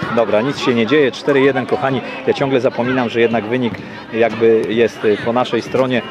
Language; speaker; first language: Polish; native; Polish